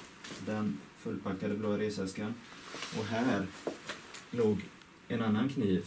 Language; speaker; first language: Swedish; native; Swedish